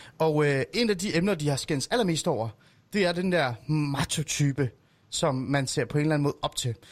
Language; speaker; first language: Danish; early bilingual, other home language; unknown